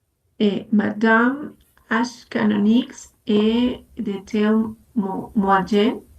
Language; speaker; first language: French; non-native, learner; Spanish